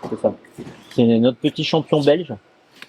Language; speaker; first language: French; native; French